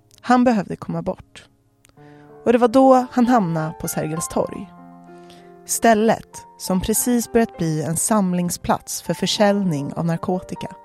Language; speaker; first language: Swedish; native; Swedish